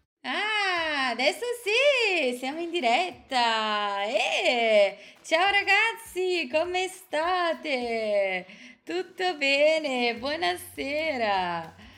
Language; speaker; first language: Italian; non-native, fluent; Portuguese